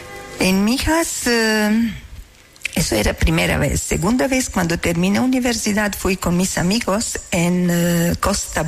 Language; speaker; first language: Spanish; non-native, learner; Croatian